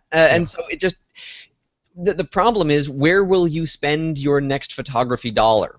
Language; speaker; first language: English; native; English